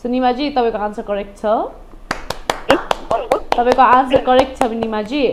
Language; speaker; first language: Nepali; native; Nepali